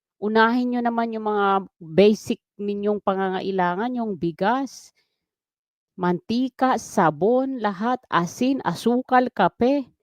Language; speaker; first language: Filipino; non-native, local second language; Waray